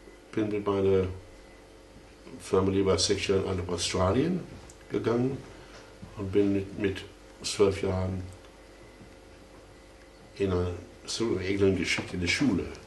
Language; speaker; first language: German; non-native, fluent; English